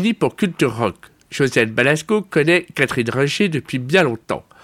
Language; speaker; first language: French; native; French